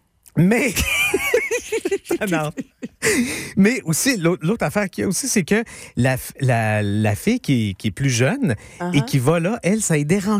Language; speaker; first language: French; native; French